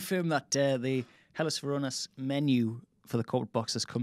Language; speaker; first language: English; native; English